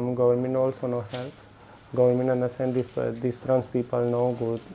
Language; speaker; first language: English; non-native, learner; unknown